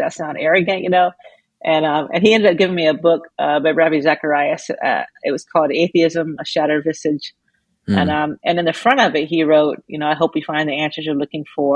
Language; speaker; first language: English; native; English